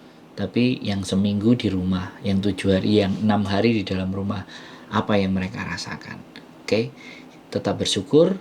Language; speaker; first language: Indonesian; non-native, local second language; Javanese